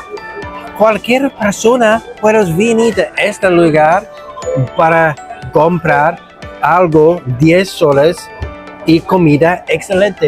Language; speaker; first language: Spanish; non-native, learner; English